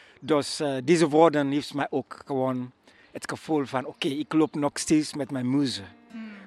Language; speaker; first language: Dutch; non-native, learner; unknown